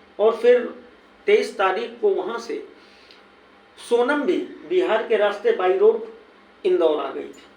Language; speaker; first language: Hindi; native; Hindi